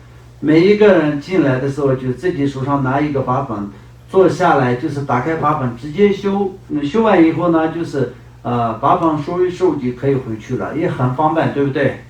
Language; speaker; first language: Chinese; non-native, local second language; Tibetan